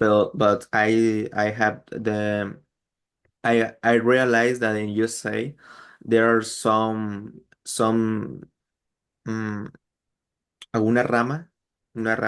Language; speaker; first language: English; non-native, learner; Spanish